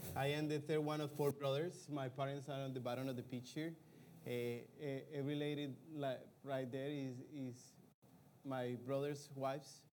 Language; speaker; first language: English; non-native, fluent; Spanish